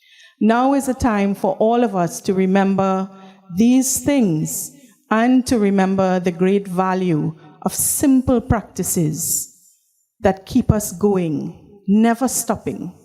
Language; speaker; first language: English; native; English